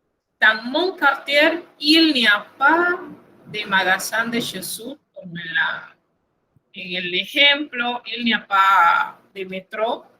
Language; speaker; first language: French; non-native, fluent; Spanish